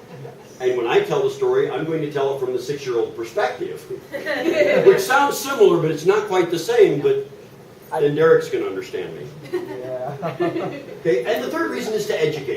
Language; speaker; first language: English; native; English